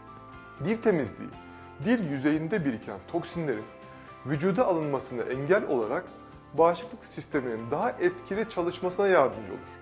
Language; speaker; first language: Turkish; native; Turkish